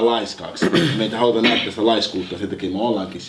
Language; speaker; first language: Finnish; early bilingual, other home language; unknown